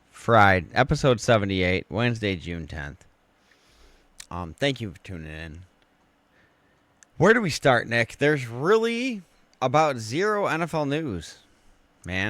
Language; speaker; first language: English; native; English